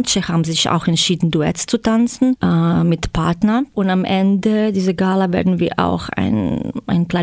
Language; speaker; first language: German; non-native, fluent; Croatian